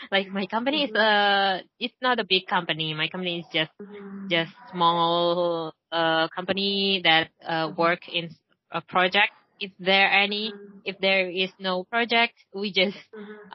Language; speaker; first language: English; non-native, learner; Indonesian